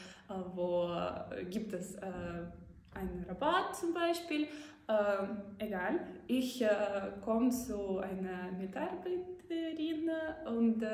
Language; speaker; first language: German; non-native, learner; Ukrainian